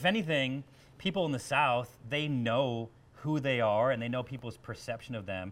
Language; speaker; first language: English; native; English